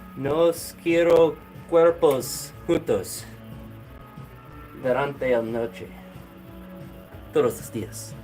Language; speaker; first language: Spanish; non-native, learner; English